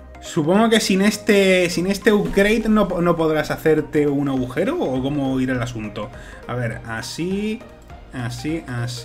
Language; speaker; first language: Spanish; native; Spanish